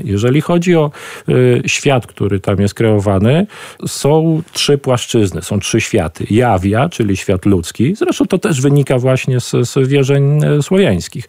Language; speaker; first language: Polish; native; Polish